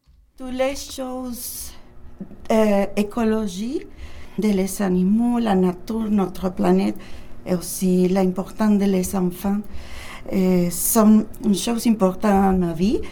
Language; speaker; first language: French; non-native, learner; Spanish